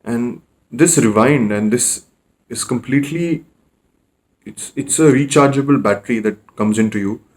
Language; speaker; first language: English; non-native, local second language; Hindi